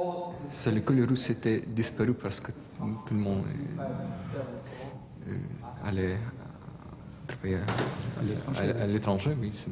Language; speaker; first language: French; non-native, learner; Russian